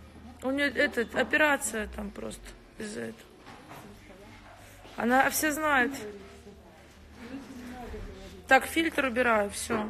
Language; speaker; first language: Russian; native; Russian